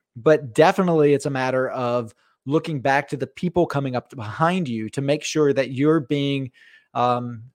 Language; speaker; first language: English; native; English